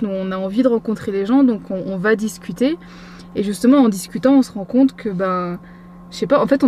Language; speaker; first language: French; native; French